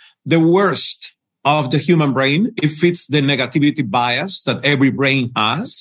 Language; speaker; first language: English; non-native, fluent; Spanish